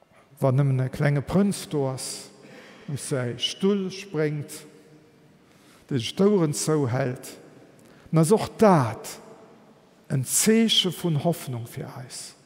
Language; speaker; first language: German; non-native, local second language; Luxembourgish